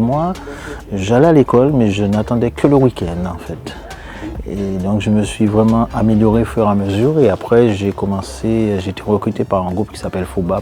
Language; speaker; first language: French; native; French